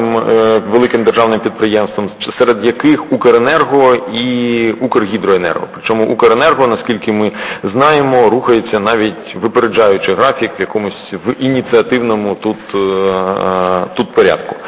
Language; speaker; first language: Ukrainian; native; Ukrainian